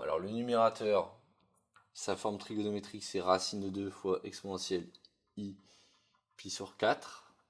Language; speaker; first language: French; native; French